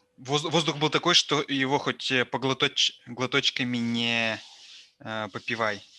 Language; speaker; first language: Russian; native; Russian